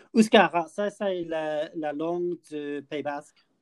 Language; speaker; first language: French; non-native, learner; English